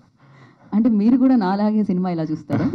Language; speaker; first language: Telugu; native; Telugu